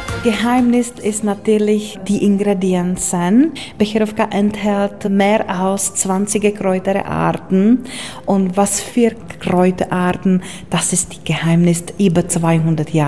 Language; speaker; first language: German; non-native, fluent; Czech